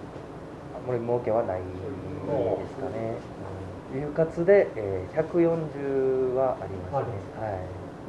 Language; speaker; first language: Japanese; native; Japanese